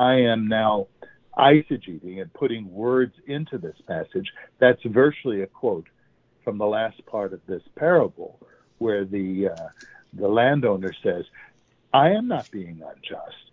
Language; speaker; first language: English; native; English